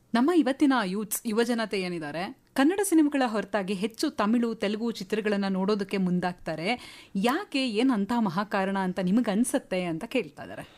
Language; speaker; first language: Kannada; native; Kannada